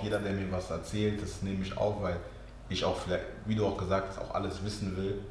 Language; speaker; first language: German; early bilingual, other home language; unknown